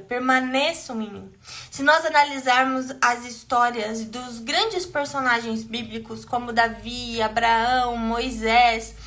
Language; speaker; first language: Portuguese; native; Portuguese